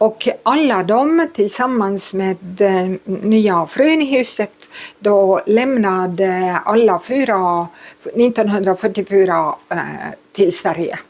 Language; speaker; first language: Swedish; non-native, fluent; Estonian